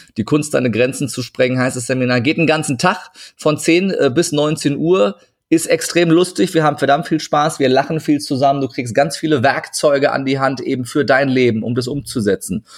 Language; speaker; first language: German; early bilingual, other home language; Turkish